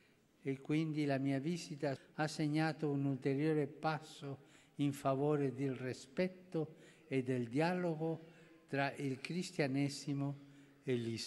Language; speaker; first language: Italian; non-native, fluent; Spanish